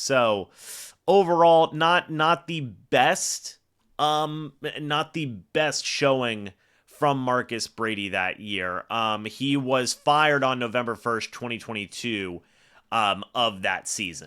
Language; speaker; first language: English; native; English